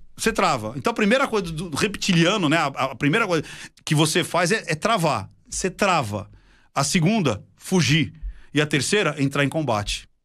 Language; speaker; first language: Portuguese; native; Portuguese